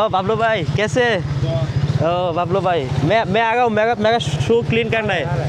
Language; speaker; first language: Hindi; non-native, learner; Bangla